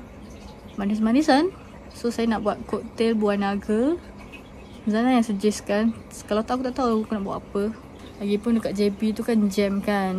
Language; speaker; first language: Malay; native; Malay